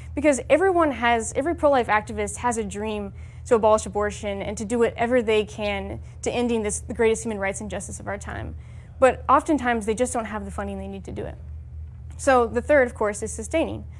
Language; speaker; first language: English; native; English